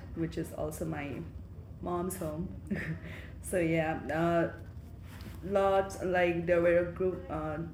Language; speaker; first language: English; non-native, local second language; Nepali